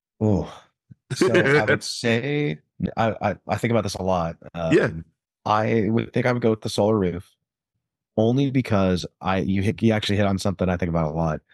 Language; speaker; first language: English; native; English